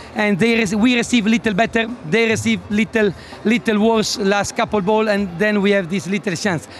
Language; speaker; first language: English; non-native, fluent; Italian